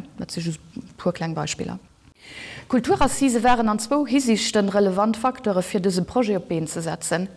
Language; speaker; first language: Luxembourgish; native; Luxembourgish